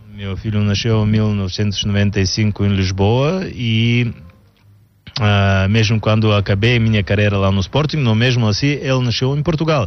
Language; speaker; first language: Portuguese; non-native, learner; Bulgarian